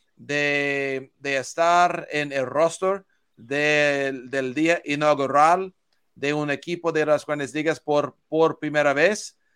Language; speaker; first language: Spanish; non-native, learner; English